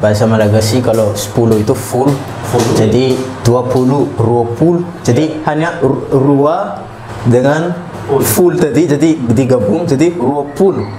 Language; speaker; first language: Indonesian; non-native, learner; Malagasy